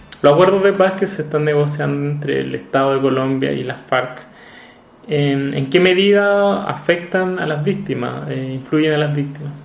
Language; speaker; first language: Spanish; native; Spanish